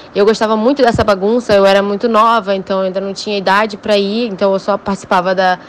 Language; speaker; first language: Portuguese; native; Portuguese